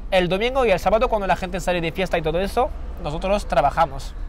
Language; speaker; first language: Spanish; non-native, fluent; French